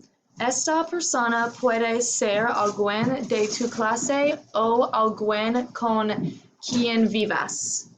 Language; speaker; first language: Spanish; non-native, learner; English